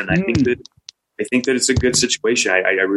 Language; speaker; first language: English; native; English